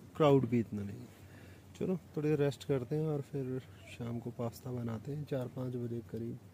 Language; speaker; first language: Hindi; non-native, local second language; Punjabi